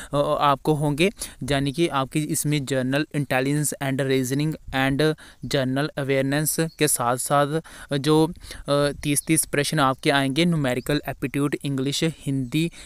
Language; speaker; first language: Hindi; non-native, local second language; Punjabi